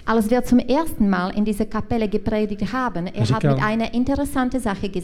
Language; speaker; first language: German; non-native, learner; Czech